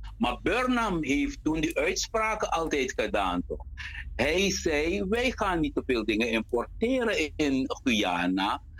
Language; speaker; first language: Dutch; native; Dutch